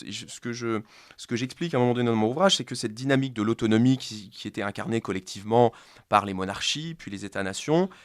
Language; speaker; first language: French; native; French